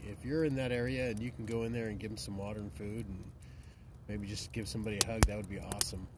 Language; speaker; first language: English; native; English